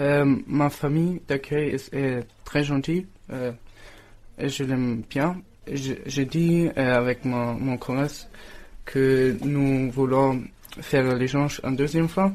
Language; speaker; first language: French; non-native, learner; German